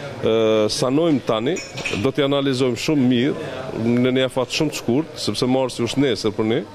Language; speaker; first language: Albanian; native; Albanian